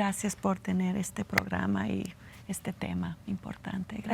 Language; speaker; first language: Spanish; non-native, fluent; English